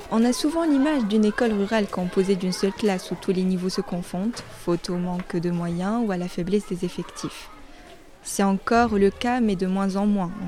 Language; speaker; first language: French; non-native, local second language; Arabic